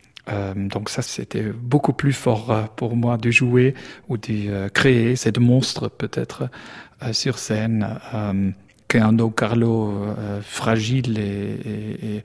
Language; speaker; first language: French; non-native, learner; German